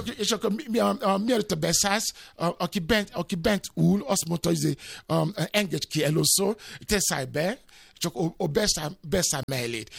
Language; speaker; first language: Hungarian; non-native, fluent; Yoruba